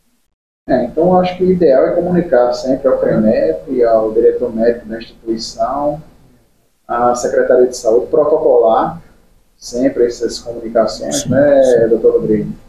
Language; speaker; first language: Portuguese; native; Portuguese